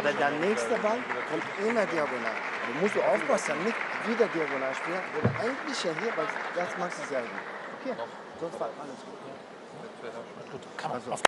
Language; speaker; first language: German; non-native, learner; Chinese